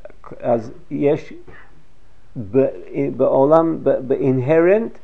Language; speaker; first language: Hebrew; non-native, fluent; English